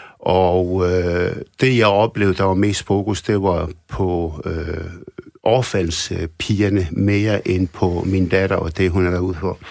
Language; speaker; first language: Danish; early bilingual, other home language; Arabic